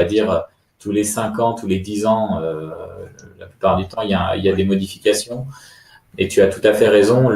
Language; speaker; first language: French; native; French